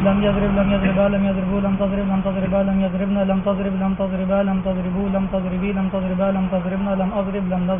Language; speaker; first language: Arabic; non-native, learner; Urdu